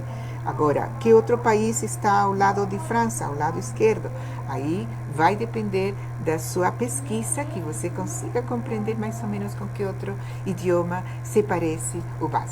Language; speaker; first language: Portuguese; non-native, fluent; Spanish